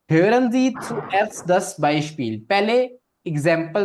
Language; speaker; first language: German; non-native, fluent; Urdu